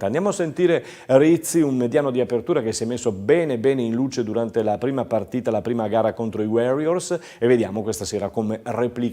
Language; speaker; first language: Italian; native; Italian